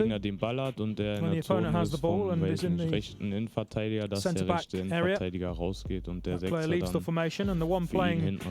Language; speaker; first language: German; native; German